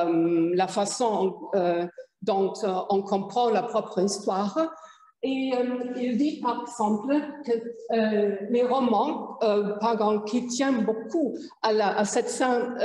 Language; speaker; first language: French; non-native, fluent; German